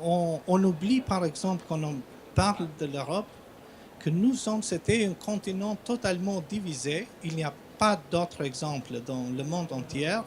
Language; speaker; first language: French; non-native, fluent; Albanian